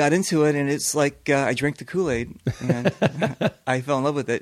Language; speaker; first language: English; native; English